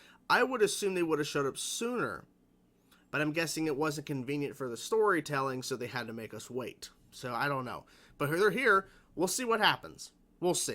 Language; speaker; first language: English; native; English